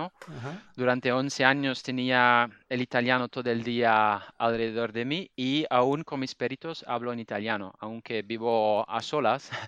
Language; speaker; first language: Spanish; non-native, fluent; Dutch